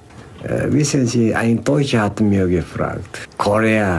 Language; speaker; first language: German; non-native, fluent; Korean